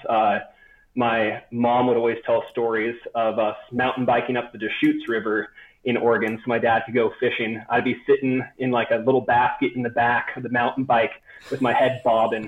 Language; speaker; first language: English; native; English